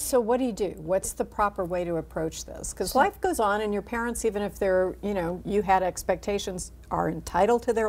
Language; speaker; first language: English; native; English